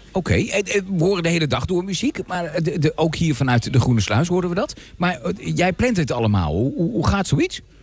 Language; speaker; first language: Dutch; native; Dutch